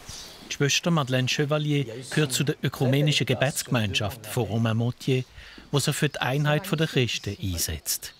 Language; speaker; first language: German; native; German